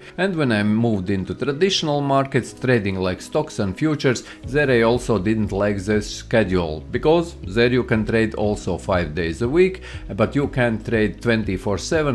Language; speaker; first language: English; non-native, fluent; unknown